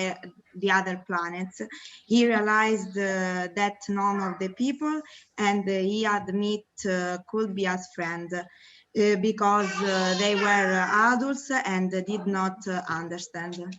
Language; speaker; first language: English; non-native, learner; Italian